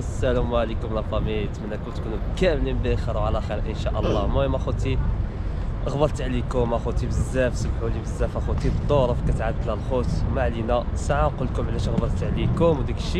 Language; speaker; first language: Arabic; native; Arabic